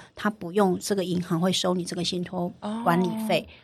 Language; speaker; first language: Chinese; native; Chinese